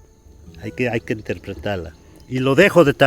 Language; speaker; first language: Spanish; native; Spanish